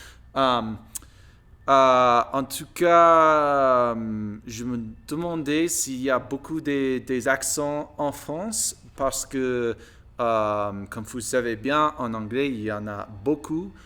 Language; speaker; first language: French; non-native, learner; English